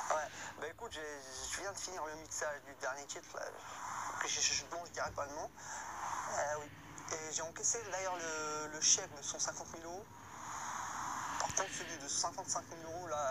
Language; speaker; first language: French; native; French